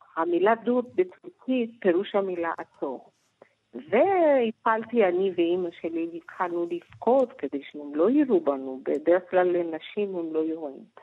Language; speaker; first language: Hebrew; early bilingual, other home language; Persian